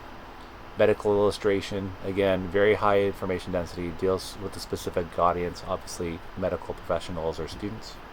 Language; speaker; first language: English; native; English